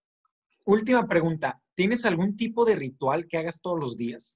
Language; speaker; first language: Spanish; native; Spanish